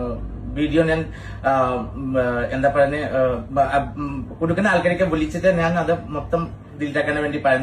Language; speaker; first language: Malayalam; non-native, fluent; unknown